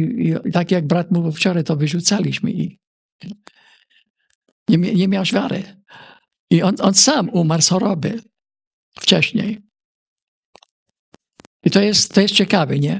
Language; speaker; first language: Polish; early bilingual, heritage; Polish